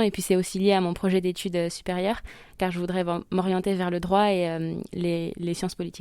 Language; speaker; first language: French; native; French